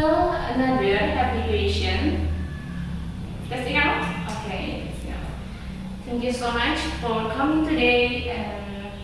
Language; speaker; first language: English; non-native, learner; Indonesian